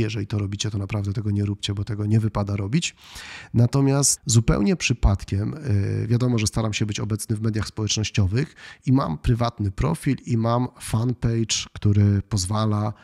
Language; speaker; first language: Polish; native; Polish